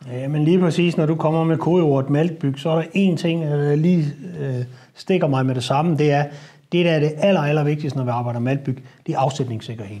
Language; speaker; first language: Danish; native; Danish